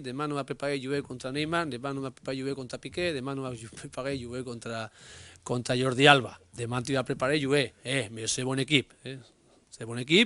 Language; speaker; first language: French; non-native, learner; Spanish